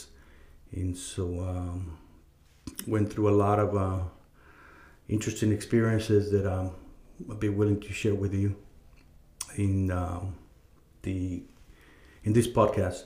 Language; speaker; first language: English; non-native, fluent; Spanish